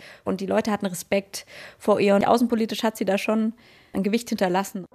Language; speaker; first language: German; native; German